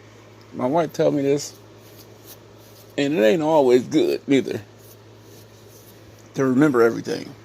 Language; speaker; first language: English; native; English